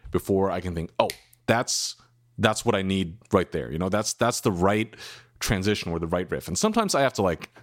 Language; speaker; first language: English; native; English